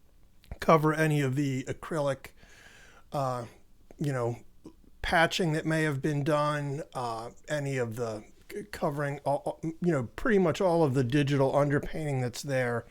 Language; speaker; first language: English; native; English